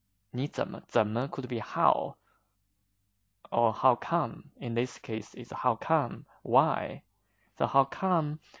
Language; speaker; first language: English; non-native, fluent; Chinese